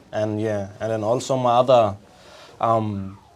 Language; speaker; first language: English; native; English